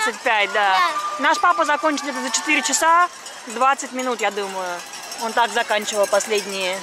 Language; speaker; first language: Russian; native; Russian